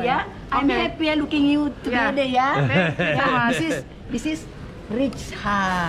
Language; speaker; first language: English; non-native, learner; Indonesian